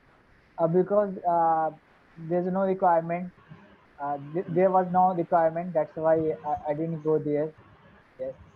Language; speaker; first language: English; non-native, learner; Hindi